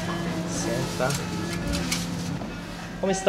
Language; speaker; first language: Italian; non-native, learner; English